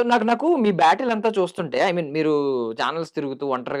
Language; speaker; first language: Telugu; native; Telugu